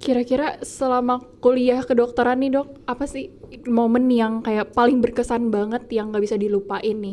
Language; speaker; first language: Indonesian; native; Indonesian